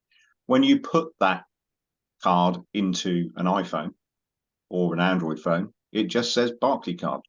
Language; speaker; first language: English; native; English